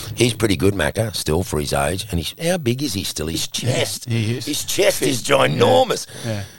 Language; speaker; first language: English; native; English